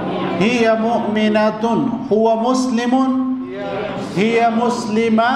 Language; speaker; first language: Arabic; non-native, fluent; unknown